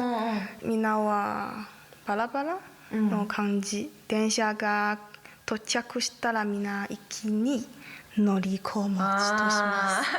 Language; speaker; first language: Japanese; non-native, learner; Chinese